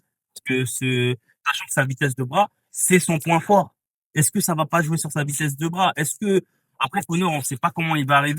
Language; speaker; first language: French; native; French